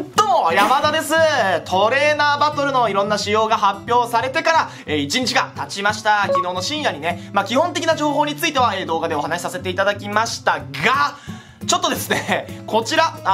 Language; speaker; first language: Japanese; native; Japanese